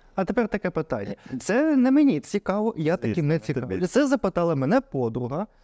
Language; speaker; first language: Ukrainian; non-native, local second language; Russian